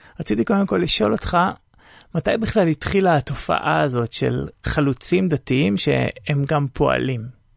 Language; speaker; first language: Hebrew; native; Hebrew